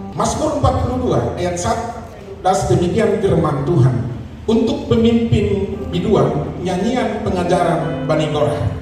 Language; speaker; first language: Indonesian; native; Indonesian